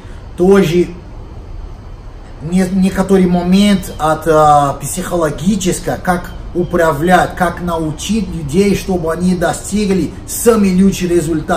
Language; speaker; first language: Russian; non-native, learner; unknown